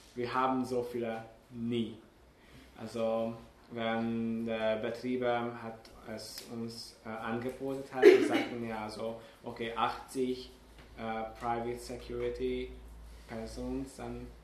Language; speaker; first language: German; non-native, learner; Hungarian